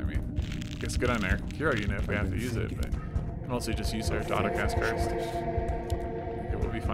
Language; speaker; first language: English; native; English